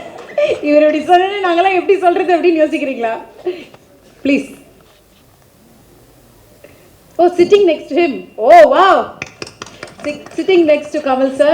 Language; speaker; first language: Tamil; native; Tamil